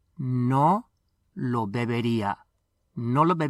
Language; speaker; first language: Spanish; non-native, fluent; English